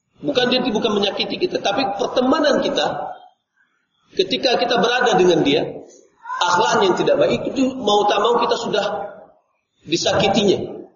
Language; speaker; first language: Indonesian; non-native, local second language; Minangkabau